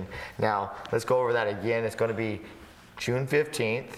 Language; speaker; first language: English; native; English